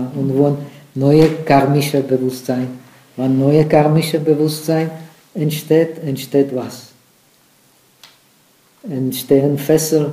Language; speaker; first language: German; non-native, fluent; Czech